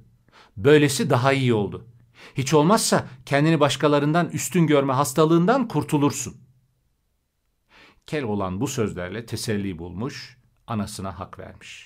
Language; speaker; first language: Turkish; native; Turkish